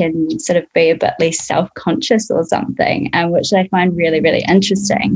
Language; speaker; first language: English; native; English